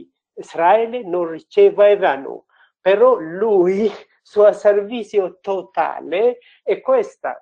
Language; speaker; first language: Italian; non-native, learner; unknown